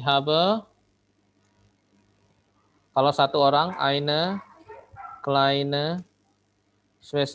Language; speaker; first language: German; non-native, fluent; Indonesian